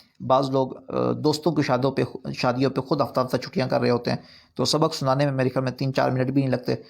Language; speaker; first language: Urdu; non-native, local second language; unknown